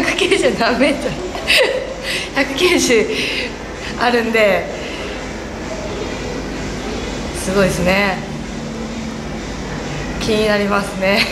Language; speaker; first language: Japanese; native; Japanese